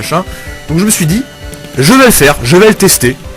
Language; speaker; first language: French; native; French